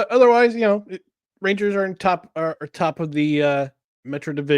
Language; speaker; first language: English; native; English